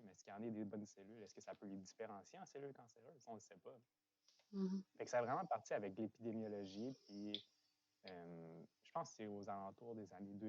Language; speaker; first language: French; native; French